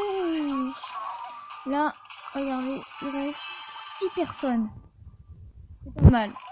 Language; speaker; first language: French; native; French